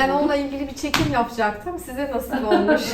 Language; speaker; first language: Turkish; native; Turkish